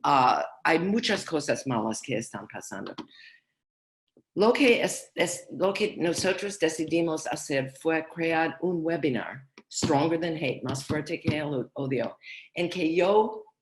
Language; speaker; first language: Spanish; non-native, learner; English